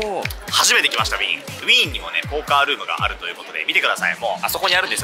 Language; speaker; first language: Japanese; native; Japanese